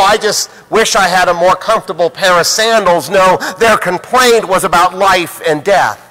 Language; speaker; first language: English; native; English